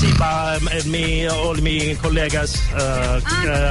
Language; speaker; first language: Spanish; non-native, learner; Italian